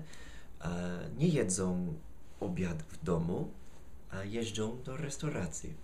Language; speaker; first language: Polish; non-native, fluent; English